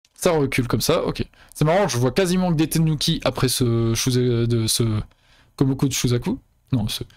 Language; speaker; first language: French; native; French